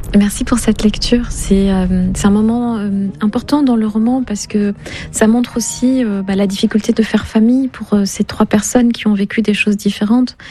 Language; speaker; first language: French; non-native, local second language; Kinyarwanda